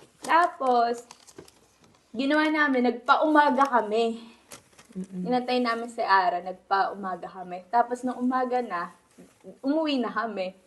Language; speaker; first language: Filipino; native; Filipino